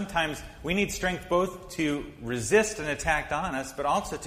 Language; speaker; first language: English; native; English